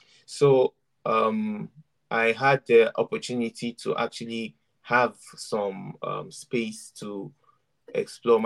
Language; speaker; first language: English; non-native, local second language; Yoruba